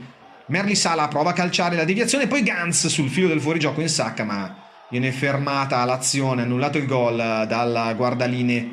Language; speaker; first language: Italian; native; Italian